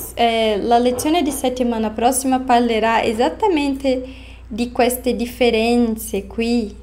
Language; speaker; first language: Italian; non-native, fluent; Portuguese